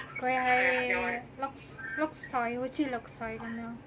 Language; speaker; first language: Cantonese; non-native, fluent; Javanese